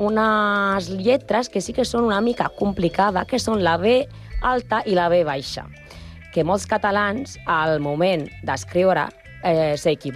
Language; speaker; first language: Catalan; non-native, learner; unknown